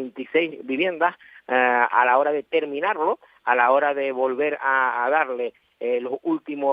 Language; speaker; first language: Spanish; native; Spanish